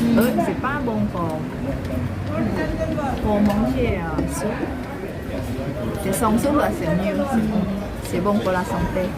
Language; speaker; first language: French; non-native, learner; Thai